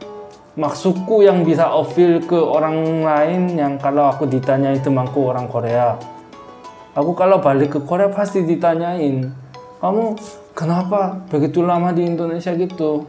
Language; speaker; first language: Indonesian; non-native, fluent; Korean